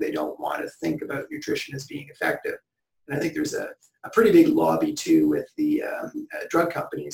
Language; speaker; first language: English; native; English